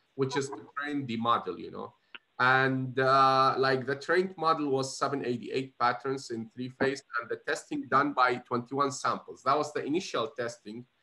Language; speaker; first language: English; non-native, fluent; Arabic